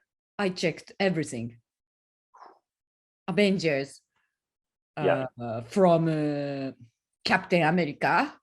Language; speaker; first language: English; non-native, learner; Japanese